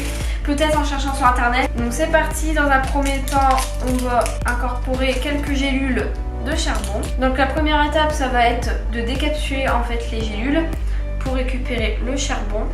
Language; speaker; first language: French; native; French